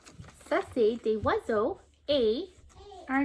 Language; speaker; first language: French; non-native, fluent; English